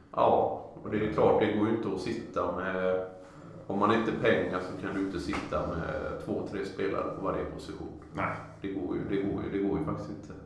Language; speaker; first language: Swedish; native; Swedish